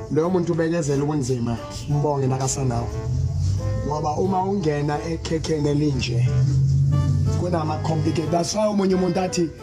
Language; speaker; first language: Zulu; non-native, local second language; Southern Sotho